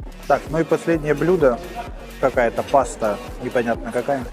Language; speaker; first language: Russian; native; Russian